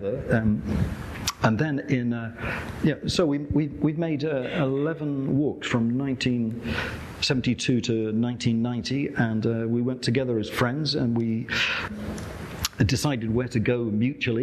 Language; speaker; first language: English; native; English